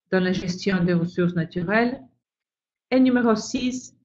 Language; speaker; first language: French; non-native, fluent; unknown